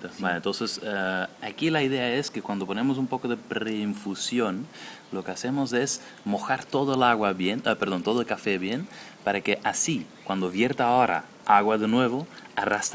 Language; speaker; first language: Spanish; non-native, fluent; Dutch